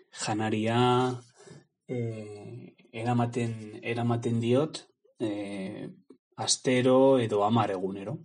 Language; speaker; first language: Basque; non-native, learner; Spanish